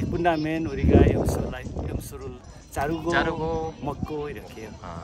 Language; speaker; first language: Korean; non-native, fluent; Nepali